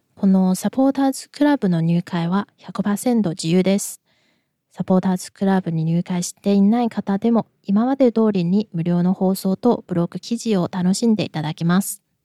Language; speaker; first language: Japanese; non-native, fluent; Chinese